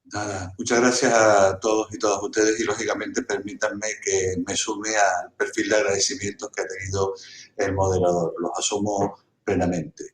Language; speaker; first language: Spanish; native; Spanish